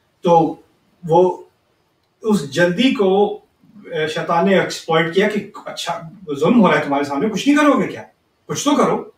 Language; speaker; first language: Urdu; early bilingual, heritage; Urdu